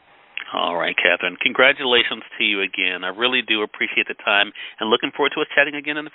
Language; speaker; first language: English; native; English